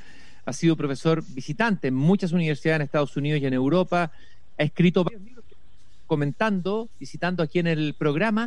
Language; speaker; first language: Spanish; native; Spanish